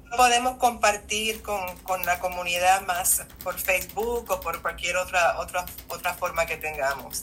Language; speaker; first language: Spanish; native; Spanish